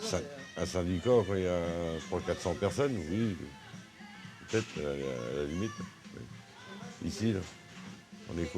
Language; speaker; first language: French; native; French